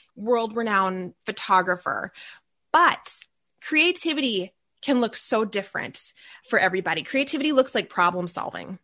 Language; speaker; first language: English; native; English